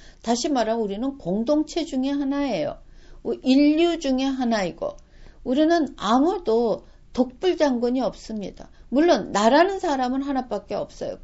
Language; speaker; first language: Korean; native; Korean